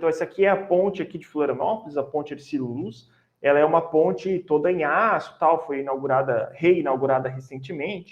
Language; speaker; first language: Portuguese; native; Portuguese